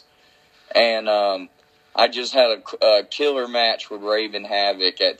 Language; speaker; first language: English; native; English